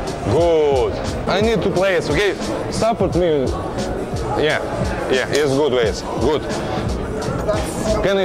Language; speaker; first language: English; non-native, learner; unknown